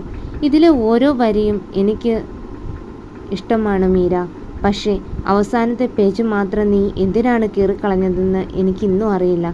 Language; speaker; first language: Malayalam; native; Malayalam